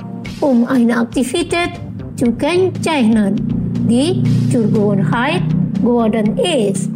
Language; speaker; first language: German; non-native, fluent; Indonesian